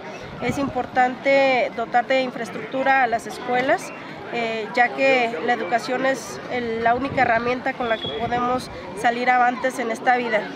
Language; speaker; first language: Spanish; native; Spanish